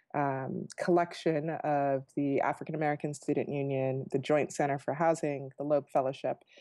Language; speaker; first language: English; native; English